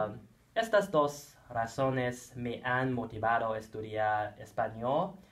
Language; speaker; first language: Spanish; non-native, learner; English